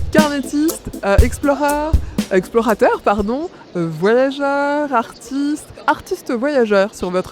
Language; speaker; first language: French; native; French